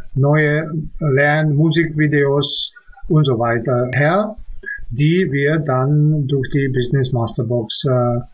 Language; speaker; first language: German; non-native, fluent; Czech